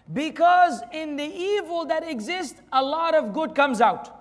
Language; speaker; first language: English; non-native, fluent; Arabic